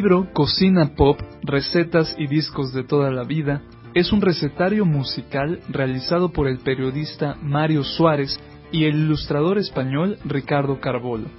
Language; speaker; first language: Spanish; native; Spanish